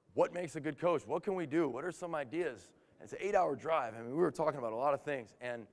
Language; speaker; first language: English; native; English